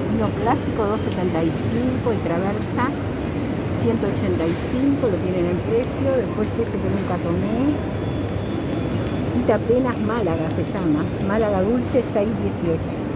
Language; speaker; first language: Spanish; native; Spanish